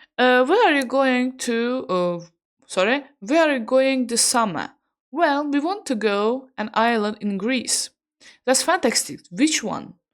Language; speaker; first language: English; non-native, fluent; Azerbaijani